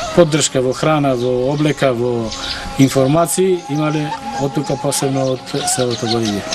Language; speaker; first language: Macedonian; native; Macedonian